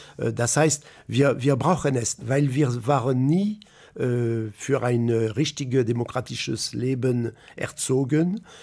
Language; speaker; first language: German; non-native, fluent; French